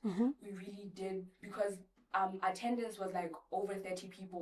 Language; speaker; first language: English; non-native, local second language; Southern Sotho